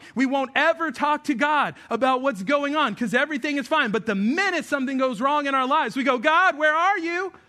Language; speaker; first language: English; native; English